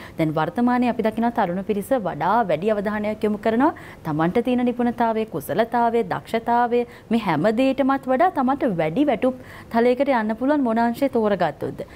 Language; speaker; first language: Sinhala; native; Sinhala